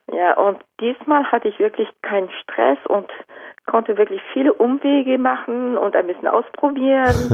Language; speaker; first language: German; non-native, fluent; Japanese